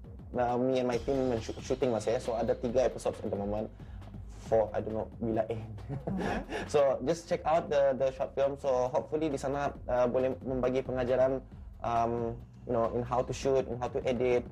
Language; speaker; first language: English; non-native, local second language; Malay